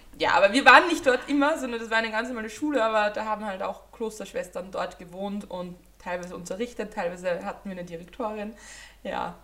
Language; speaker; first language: German; native; German